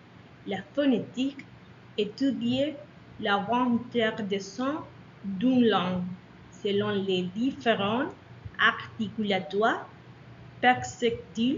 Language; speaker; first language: French; non-native, learner; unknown